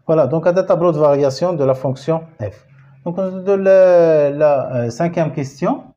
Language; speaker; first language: French; non-native, local second language; Arabic